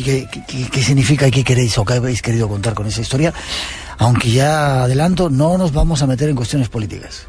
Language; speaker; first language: Spanish; native; Spanish